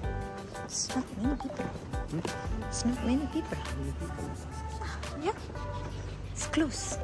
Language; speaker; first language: English; non-native, learner; Indonesian